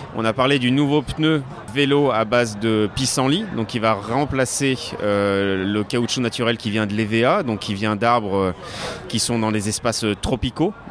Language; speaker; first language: French; native; French